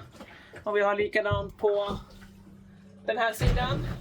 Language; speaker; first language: Swedish; native; Swedish